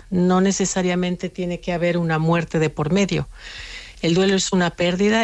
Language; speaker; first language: Spanish; native; Spanish